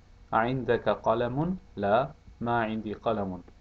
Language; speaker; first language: Arabic; non-native, fluent; English